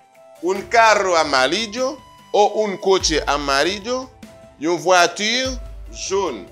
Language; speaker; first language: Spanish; non-native, fluent; Haitian Creole